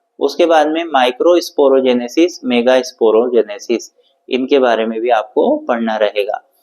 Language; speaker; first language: Hindi; native; Hindi